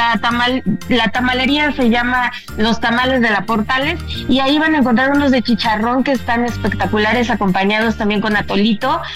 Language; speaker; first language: Spanish; native; Spanish